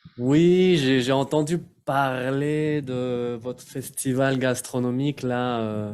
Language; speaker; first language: French; native; French